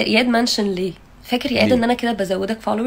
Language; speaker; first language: Arabic; native; Arabic